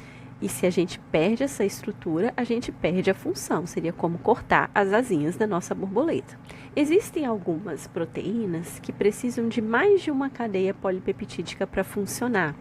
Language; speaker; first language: Portuguese; native; Portuguese